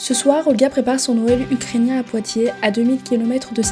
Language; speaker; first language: French; native; French